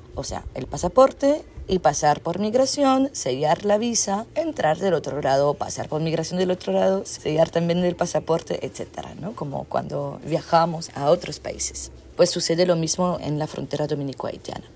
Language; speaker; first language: Spanish; non-native, fluent; French